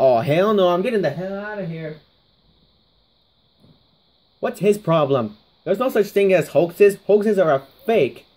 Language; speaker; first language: English; native; English